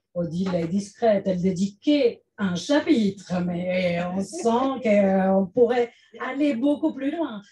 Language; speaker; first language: French; non-native, fluent; Spanish